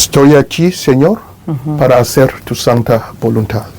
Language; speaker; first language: Spanish; non-native, fluent; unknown